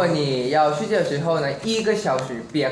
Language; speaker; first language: Chinese; early bilingual, heritage; English